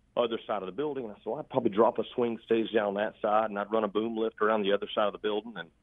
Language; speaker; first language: English; native; English